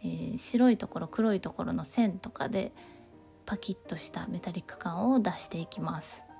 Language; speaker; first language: Japanese; native; Japanese